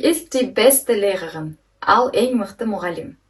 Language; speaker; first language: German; non-native, fluent; Kyrgyz